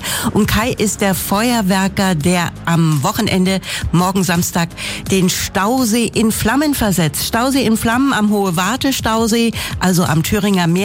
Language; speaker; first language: German; native; German